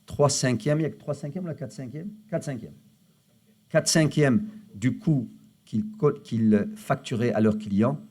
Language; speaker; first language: French; non-native, local second language; Arabic